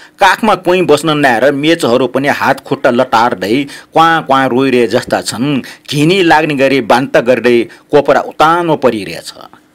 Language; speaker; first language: Nepali; native; Nepali